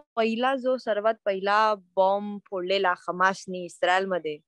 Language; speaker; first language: Marathi; native; Marathi